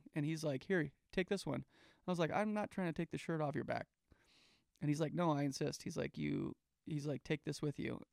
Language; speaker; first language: English; native; English